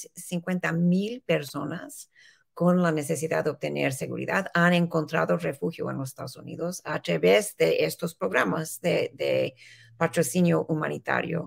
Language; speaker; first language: Spanish; early bilingual, heritage; Spanish